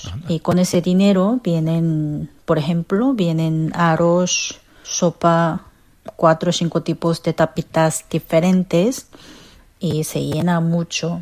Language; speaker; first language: Spanish; non-native, fluent; Korean